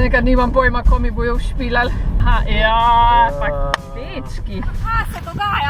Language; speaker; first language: Slovenian; native; Slovenian